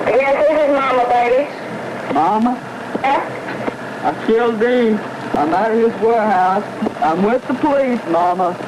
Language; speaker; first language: English; native; English